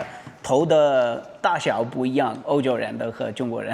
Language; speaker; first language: Chinese; non-native, learner; English